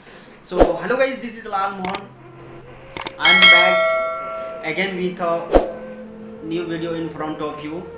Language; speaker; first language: English; non-native, learner; Hindi